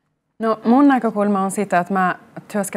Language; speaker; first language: Finnish; non-native, local second language; Swedish